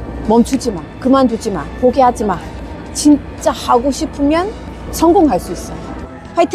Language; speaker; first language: Korean; non-native, fluent; English